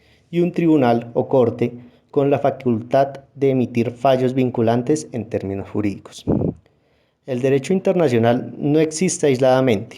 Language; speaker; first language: Spanish; native; Spanish